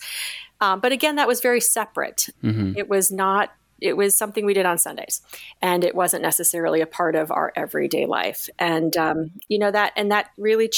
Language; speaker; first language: English; native; English